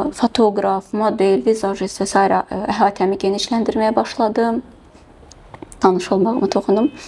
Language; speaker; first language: Azerbaijani; early bilingual, heritage; Azerbaijani